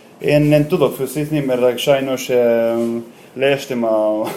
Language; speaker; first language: Hungarian; non-native, learner; Spanish